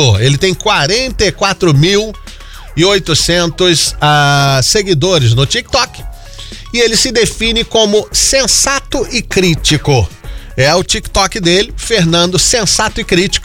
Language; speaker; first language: Portuguese; native; Portuguese